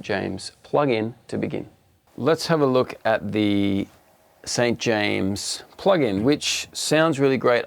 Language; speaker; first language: English; native; English